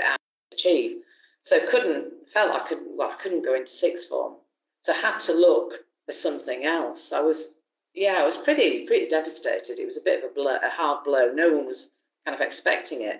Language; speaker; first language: English; native; English